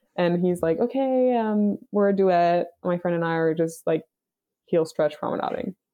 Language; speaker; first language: English; native; English